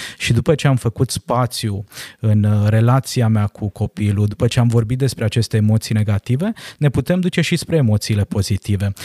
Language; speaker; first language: Romanian; native; Romanian